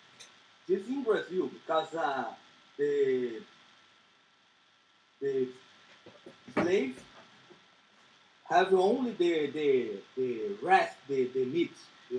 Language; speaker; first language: English; non-native, learner; Portuguese